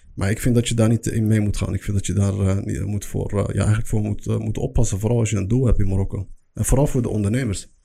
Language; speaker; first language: Dutch; early bilingual, other home language; Arabic